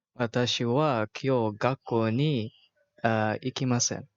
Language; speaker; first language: Japanese; non-native, learner; Malay